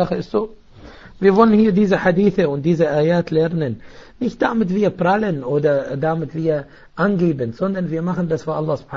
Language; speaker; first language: German; non-native, fluent; Arabic